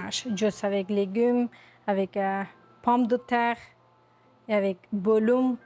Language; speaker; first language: French; non-native, learner; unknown